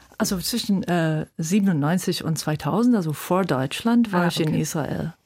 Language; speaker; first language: German; non-native, fluent; English